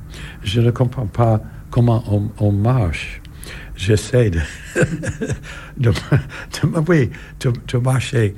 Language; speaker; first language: French; non-native, learner; English